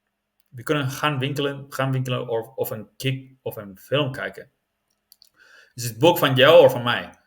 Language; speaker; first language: Dutch; non-native, learner; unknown